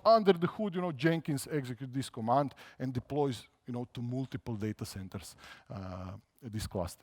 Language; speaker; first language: English; non-native, fluent; Croatian